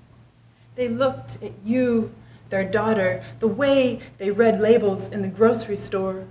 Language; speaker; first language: English; native; English